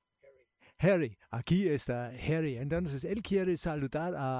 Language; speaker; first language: Spanish; non-native, fluent; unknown